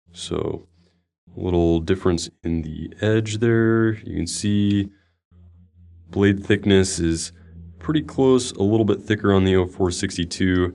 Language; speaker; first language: English; native; English